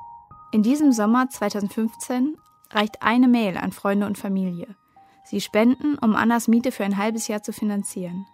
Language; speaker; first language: German; native; German